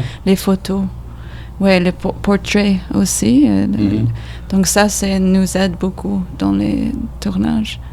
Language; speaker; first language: French; non-native, learner; English